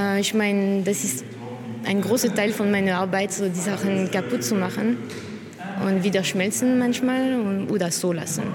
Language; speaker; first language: German; non-native, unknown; French